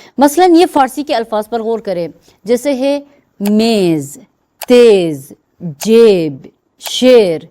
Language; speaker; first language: Urdu; non-native, fluent; Persian